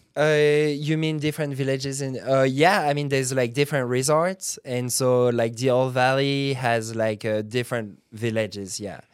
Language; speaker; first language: English; non-native, fluent; French